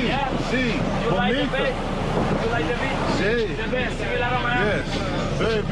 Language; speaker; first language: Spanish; non-native, learner; English